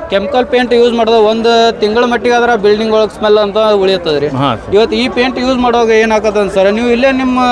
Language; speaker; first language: Kannada; native; Kannada